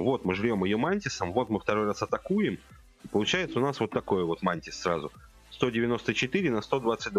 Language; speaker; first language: Russian; native; Russian